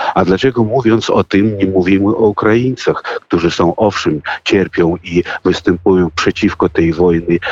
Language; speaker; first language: Polish; early bilingual, heritage; Russian